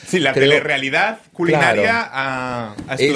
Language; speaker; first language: Spanish; native; Spanish